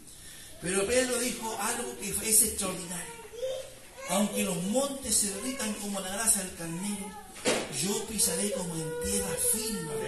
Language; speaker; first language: Spanish; native; Spanish